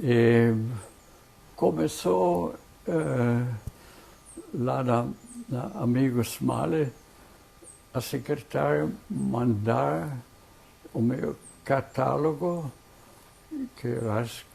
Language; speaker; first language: Portuguese; non-native, fluent; German